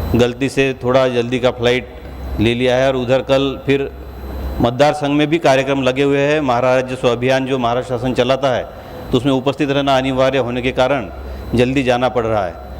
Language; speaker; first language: Hindi; non-native, local second language; Marathi